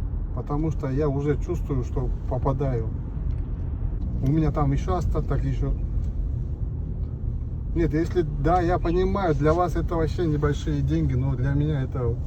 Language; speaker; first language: Russian; non-native, local second language; Kyrgyz